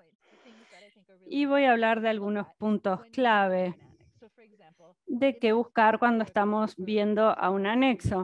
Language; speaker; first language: Spanish; native; Spanish